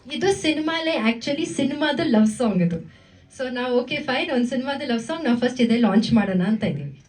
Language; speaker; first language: Kannada; non-native, local second language; Tamil